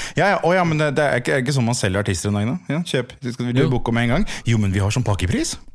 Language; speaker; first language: Norwegian; native; Norwegian